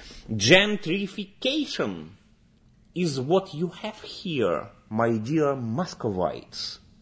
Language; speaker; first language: English; non-native, fluent; Russian